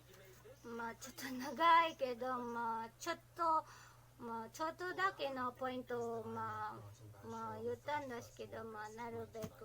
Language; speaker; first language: Japanese; non-native, learner; Filipino